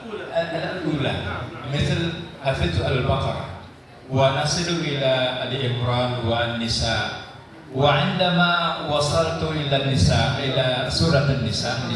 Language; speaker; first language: Arabic; non-native, learner; Indonesian